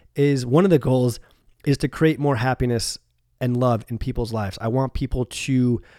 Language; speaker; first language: English; native; English